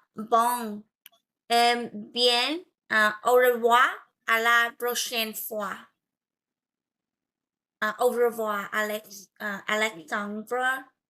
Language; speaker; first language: French; non-native, learner; Vietnamese